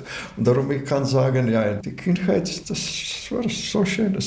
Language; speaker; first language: German; non-native, learner; Latvian